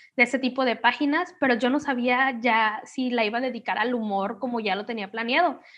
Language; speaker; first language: Spanish; native; Spanish